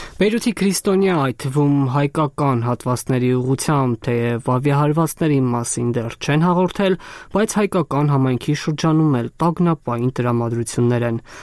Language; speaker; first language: Armenian; native; Armenian